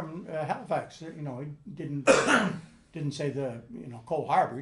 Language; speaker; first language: English; native; English